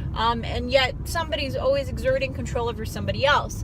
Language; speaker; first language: English; native; English